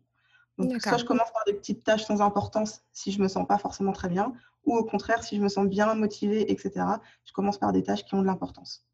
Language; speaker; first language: French; native; French